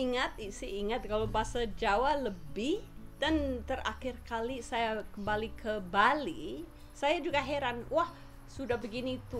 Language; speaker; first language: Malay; non-native, fluent; English